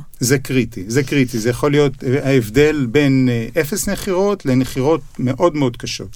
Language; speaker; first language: Hebrew; native; Hebrew